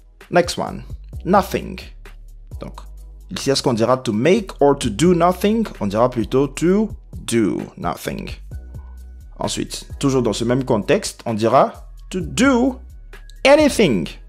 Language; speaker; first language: French; native; French